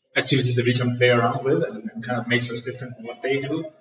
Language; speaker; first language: English; non-native, fluent; Danish